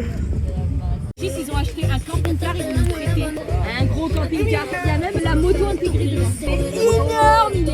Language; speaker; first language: French; native; French